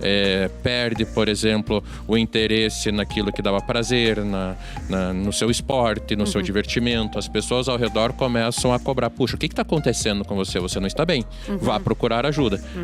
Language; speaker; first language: Portuguese; native; Portuguese